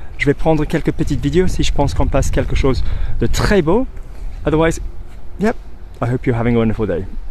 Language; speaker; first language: French; non-native, fluent; English